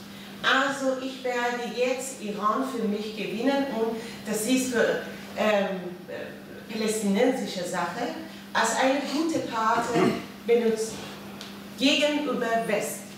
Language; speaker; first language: German; non-native, fluent; Persian